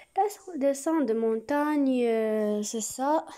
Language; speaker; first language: French; non-native, learner; Arabic